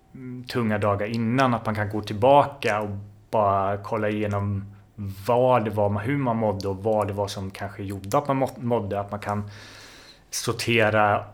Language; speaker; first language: Swedish; native; Swedish